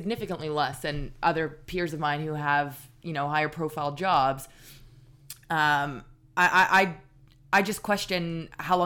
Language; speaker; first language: English; native; English